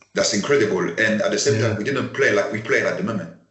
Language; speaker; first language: English; non-native, fluent; French